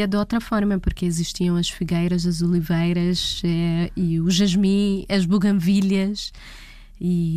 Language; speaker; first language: Portuguese; non-native, fluent; Arabic